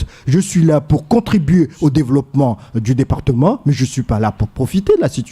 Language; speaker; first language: French; non-native, local second language; Comorian